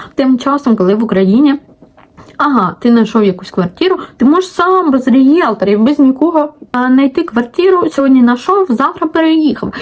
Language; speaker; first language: Ukrainian; non-native, local second language; Russian